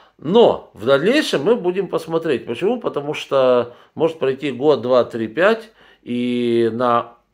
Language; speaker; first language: Russian; native; Russian